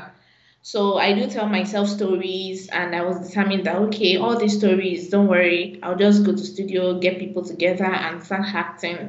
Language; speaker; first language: English; non-native, local second language; Yoruba